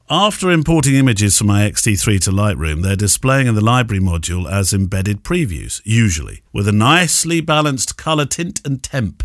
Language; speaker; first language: English; native; English